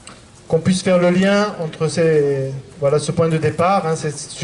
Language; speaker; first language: French; native; French